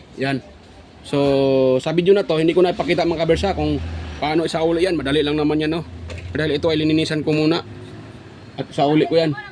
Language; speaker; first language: Filipino; non-native, local second language; Cebuano